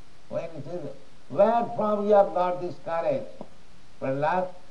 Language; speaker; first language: English; non-native, local second language; Bangla